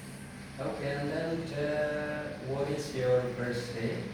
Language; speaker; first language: English; non-native, fluent; Indonesian